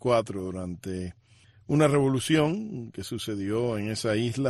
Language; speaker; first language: Spanish; native; Spanish